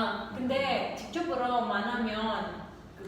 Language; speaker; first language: Korean; non-native, learner; Indonesian